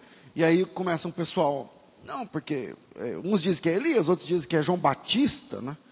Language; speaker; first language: Portuguese; native; Portuguese